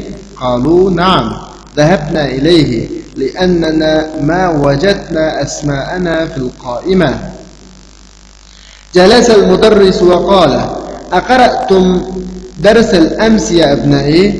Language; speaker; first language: Arabic; non-native, fluent; Uyghur